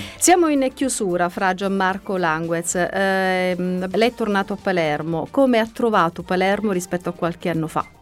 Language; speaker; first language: Italian; native; Italian